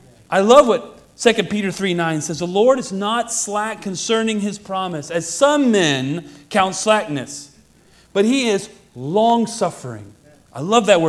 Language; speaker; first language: English; native; English